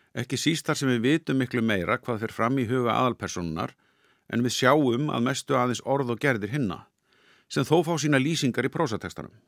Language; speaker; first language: Icelandic; native; Icelandic